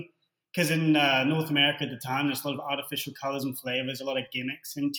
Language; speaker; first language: English; native; English